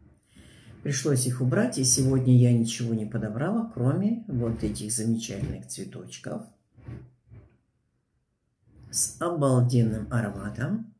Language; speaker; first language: Russian; native; Russian